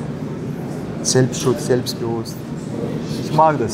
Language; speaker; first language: German; non-native, learner; Chechen